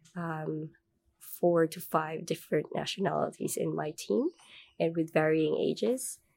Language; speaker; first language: English; non-native, local second language; Filipino